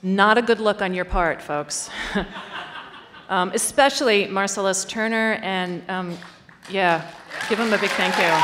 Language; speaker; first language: English; native; English